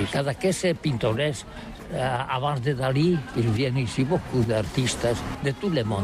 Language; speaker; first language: French; non-native, learner; Catalan